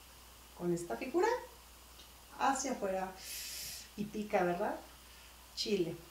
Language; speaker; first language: Spanish; native; Spanish